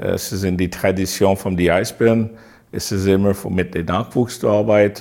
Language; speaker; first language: German; non-native, learner; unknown